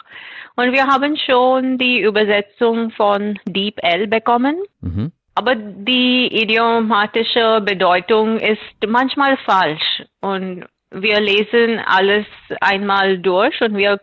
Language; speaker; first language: German; non-native, fluent; Marathi